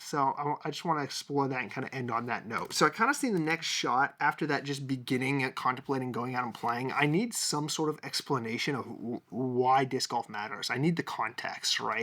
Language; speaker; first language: English; native; English